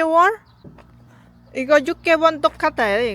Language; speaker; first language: Korean; non-native, learner; Lao